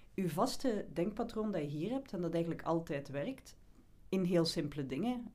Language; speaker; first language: Dutch; native; Dutch